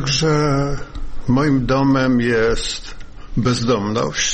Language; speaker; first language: Russian; non-native, learner; Polish